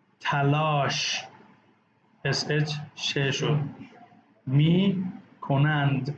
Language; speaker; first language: Persian; non-native, local second language; Baluchi